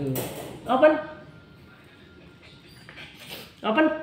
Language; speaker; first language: English; non-native, learner; Indonesian